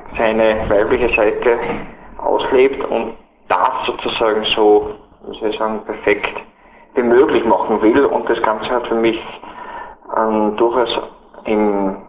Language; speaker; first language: German; native; German